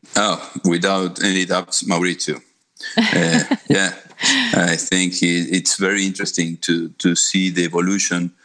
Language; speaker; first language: English; non-native, fluent; Spanish